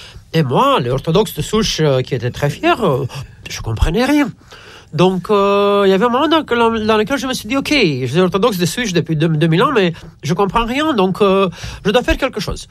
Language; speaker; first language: French; non-native, fluent; Romanian